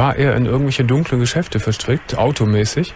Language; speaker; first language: German; native; German